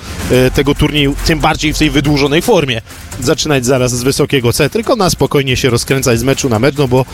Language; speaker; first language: Polish; native; Polish